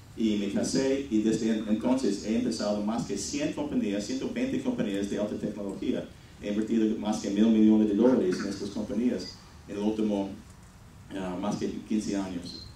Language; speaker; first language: Spanish; non-native, fluent; English